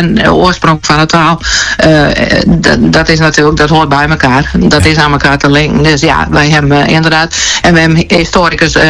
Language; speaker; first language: Dutch; native; Dutch